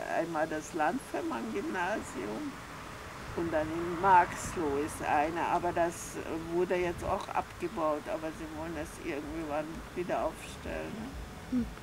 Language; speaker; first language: German; non-native, fluent; Hungarian